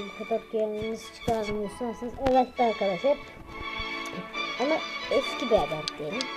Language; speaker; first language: Turkish; native; Turkish